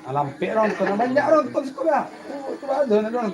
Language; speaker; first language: Indonesian; non-native, local second language; Minangkabau